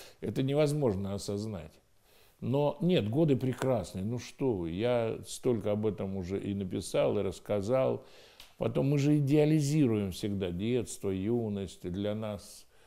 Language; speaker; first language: Russian; native; Russian